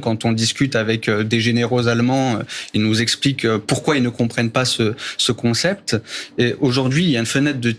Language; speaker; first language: French; native; French